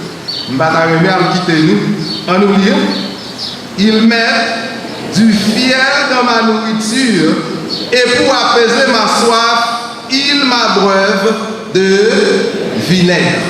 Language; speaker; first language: French; non-native, learner; Haitian Creole